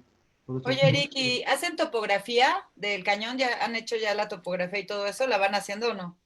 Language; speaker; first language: Spanish; native; Spanish